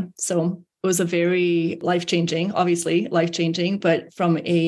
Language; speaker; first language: English; early bilingual, other home language; Hungarian